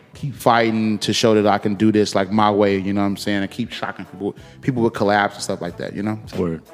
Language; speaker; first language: English; native; English